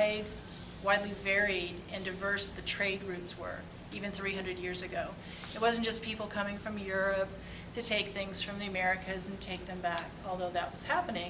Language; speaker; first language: English; native; English